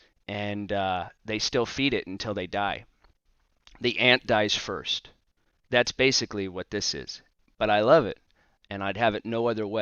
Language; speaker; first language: English; native; English